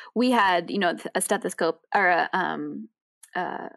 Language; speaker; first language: English; native; English